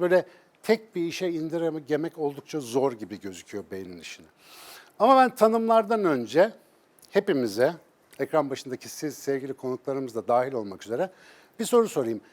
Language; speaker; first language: Turkish; native; Turkish